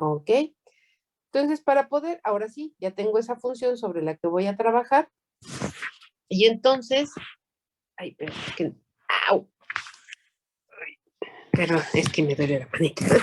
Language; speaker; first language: Spanish; native; Spanish